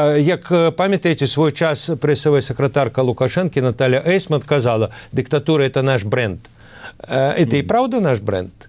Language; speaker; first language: Belarusian; non-native, local second language; Russian